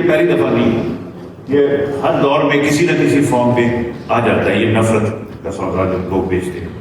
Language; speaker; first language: Urdu; non-native, local second language; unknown